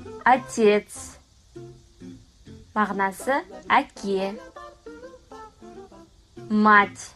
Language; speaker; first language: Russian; non-native, fluent; Kazakh